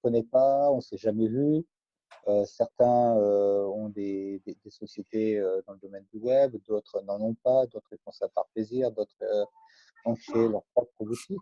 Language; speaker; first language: French; native; French